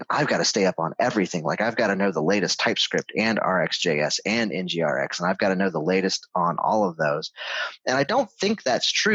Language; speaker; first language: English; native; English